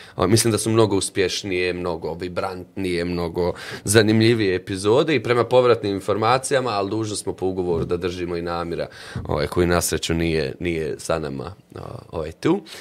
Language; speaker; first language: Bosnian; native; Bosnian